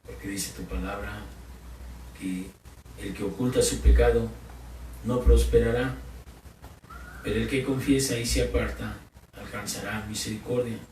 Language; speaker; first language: Spanish; native; Spanish